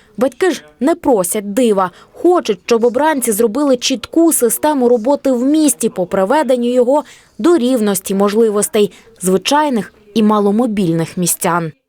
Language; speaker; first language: Ukrainian; native; Ukrainian